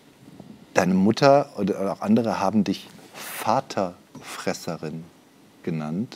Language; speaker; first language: German; native; German